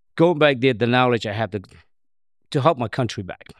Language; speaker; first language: English; non-native, learner; Khmer